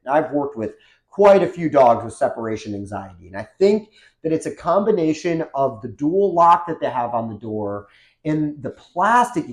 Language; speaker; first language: English; native; English